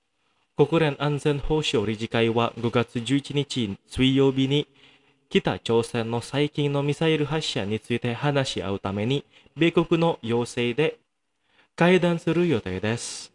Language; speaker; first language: Japanese; non-native, fluent; Indonesian